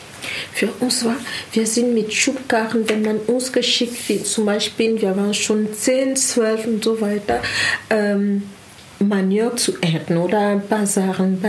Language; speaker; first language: German; non-native, learner; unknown